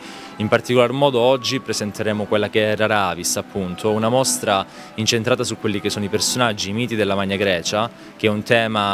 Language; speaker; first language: Italian; native; Italian